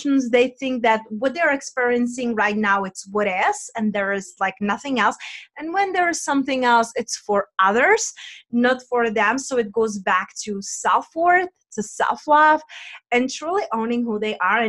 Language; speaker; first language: English; non-native, fluent; Czech